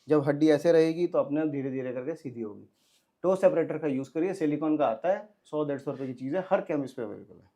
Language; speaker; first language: Hindi; non-native, local second language; Punjabi